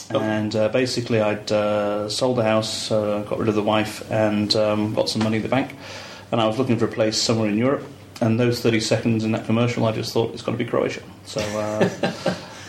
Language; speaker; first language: English; native; English